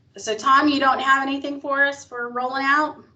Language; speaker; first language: English; native; English